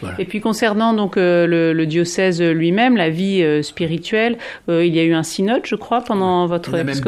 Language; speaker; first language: French; native; French